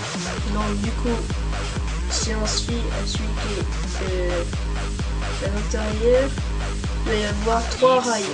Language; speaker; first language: French; native; French